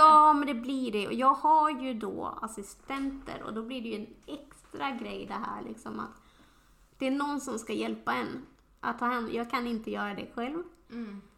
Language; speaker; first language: Swedish; native; Swedish